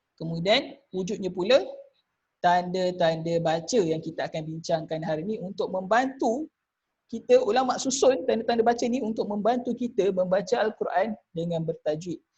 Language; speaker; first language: Malay; native; Malay